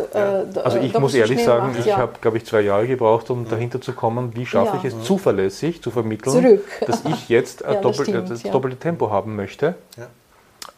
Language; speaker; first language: German; native; German